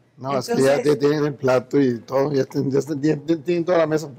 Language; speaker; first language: Spanish; native; Spanish